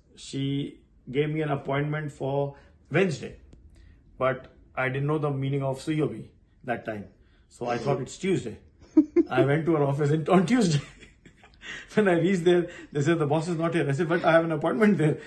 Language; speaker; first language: English; non-native, local second language; Hindi